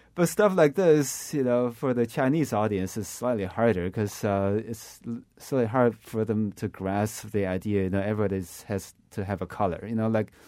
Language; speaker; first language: English; non-native, fluent; Chinese